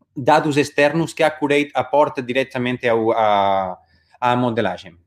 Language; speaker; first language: Portuguese; non-native, learner; Spanish